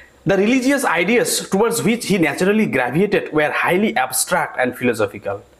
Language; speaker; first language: English; non-native, local second language; Bangla